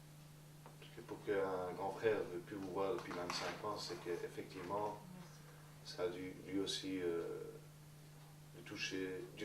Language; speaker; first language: French; native; French